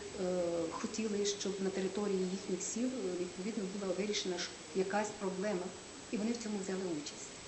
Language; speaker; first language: Ukrainian; native; Ukrainian